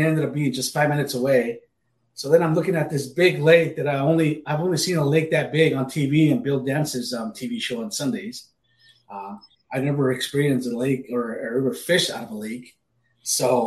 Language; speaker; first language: English; native; English